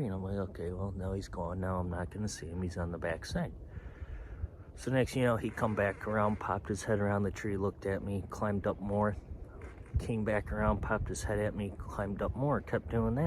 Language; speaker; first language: English; native; English